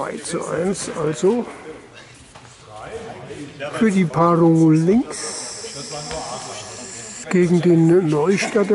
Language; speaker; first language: German; native; German